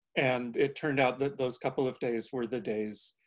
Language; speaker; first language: English; native; English